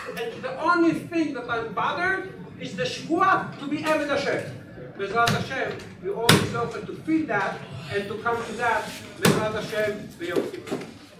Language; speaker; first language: English; non-native, learner; Hebrew